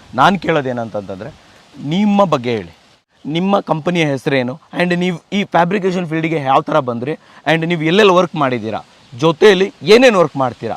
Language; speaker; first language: Kannada; native; Kannada